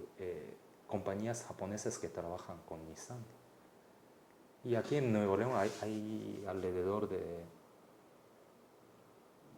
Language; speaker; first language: Spanish; non-native, fluent; Japanese